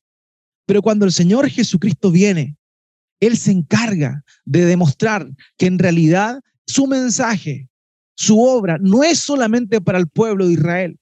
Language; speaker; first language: Spanish; native; Spanish